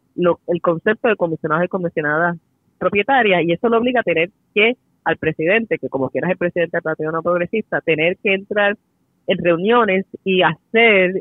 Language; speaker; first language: Spanish; native; Spanish